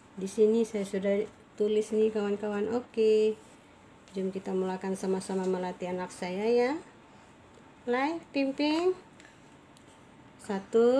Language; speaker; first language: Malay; non-native, local second language; Chinese